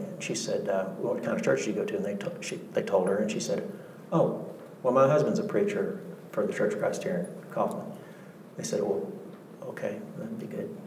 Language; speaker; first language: English; native; English